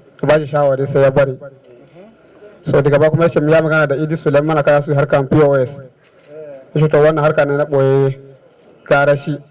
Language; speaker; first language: Hausa; non-native, local second language; Fula